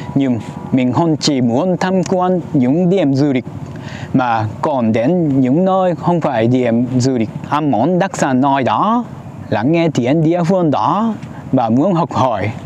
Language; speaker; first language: Vietnamese; non-native, fluent; Japanese